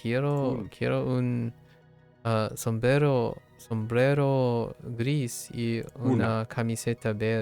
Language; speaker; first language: Spanish; non-native, learner; English